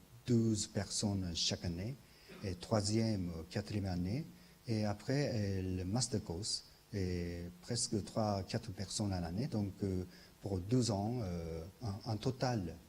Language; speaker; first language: French; non-native, learner; Japanese